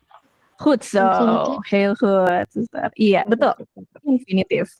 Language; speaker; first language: Dutch; non-native, fluent; Indonesian